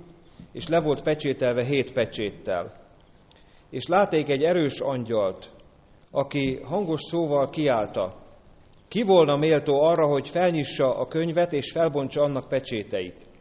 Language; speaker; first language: Hungarian; native; Hungarian